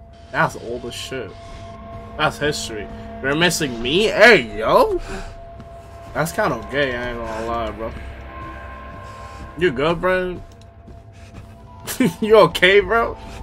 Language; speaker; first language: English; early bilingual, other home language; Spanish